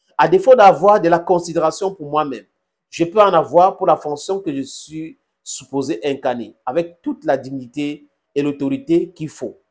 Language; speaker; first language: French; non-native, local second language; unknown